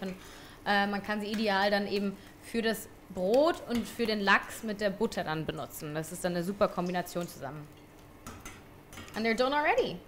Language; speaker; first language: German; native; German